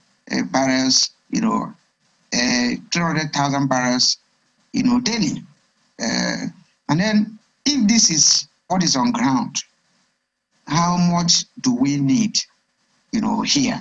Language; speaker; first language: English; non-native, local second language; Igbo